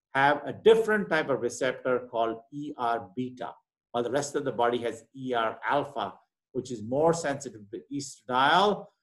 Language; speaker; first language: English; non-native, local second language; Marathi